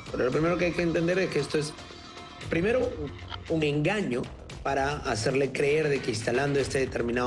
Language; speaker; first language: Spanish; native; Spanish